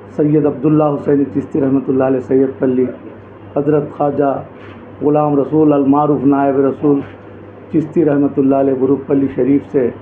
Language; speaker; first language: Urdu; native; Urdu